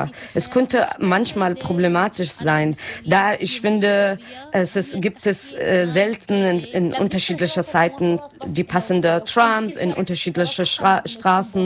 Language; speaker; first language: German; non-native, learner; Arabic